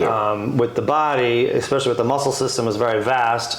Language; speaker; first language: English; native; English